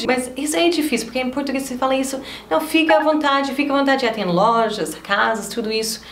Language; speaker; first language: Portuguese; non-native, fluent; English